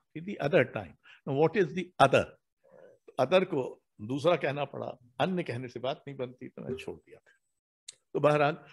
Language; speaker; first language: Hindi; native; Hindi